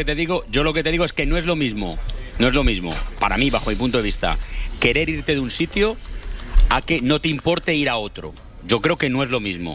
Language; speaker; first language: Spanish; native; Spanish